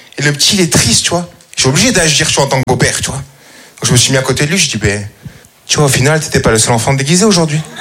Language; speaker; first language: French; native; French